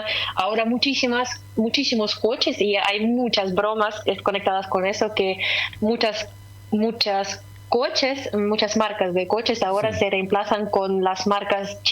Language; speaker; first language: Spanish; non-native, fluent; Russian